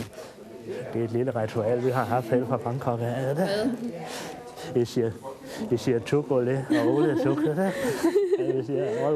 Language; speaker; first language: Danish; native; Danish